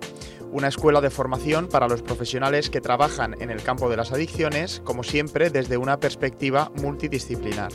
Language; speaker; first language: Spanish; native; Spanish